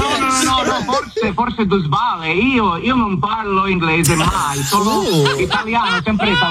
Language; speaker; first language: Italian; non-native, learner; English